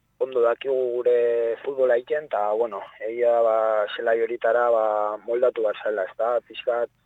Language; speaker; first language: Basque; non-native, local second language; Spanish